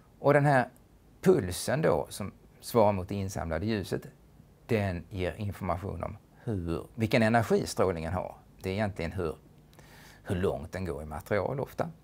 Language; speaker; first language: Swedish; native; Swedish